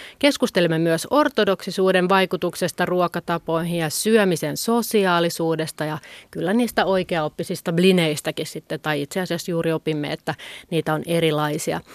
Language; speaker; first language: Finnish; native; Finnish